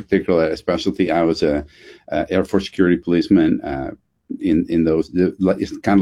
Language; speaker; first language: English; non-native, fluent; Dutch